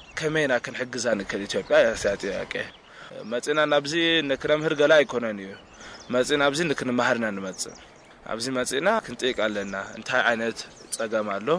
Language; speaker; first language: Tigrinya; early bilingual, heritage; Tigrinya